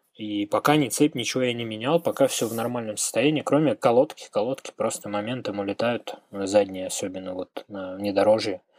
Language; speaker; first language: Russian; native; Russian